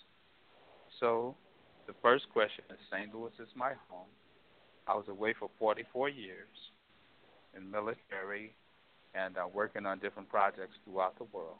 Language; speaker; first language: English; native; English